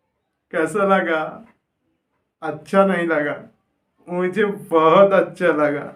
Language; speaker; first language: Hindi; non-native, local second language; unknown